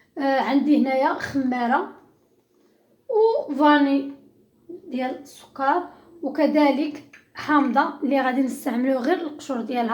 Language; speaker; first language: Arabic; native; Arabic